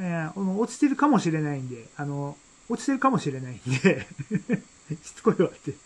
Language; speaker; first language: Japanese; native; Japanese